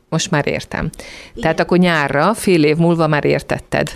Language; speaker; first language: Hungarian; native; Hungarian